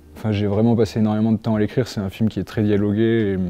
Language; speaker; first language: French; native; French